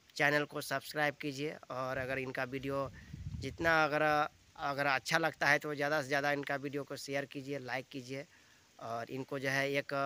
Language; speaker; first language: Hindi; native; Hindi